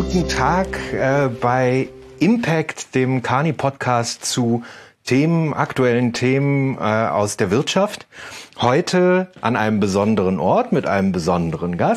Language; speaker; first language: German; native; German